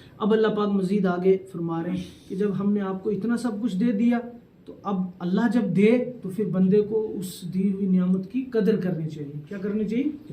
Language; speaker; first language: Urdu; non-native, local second language; Saraiki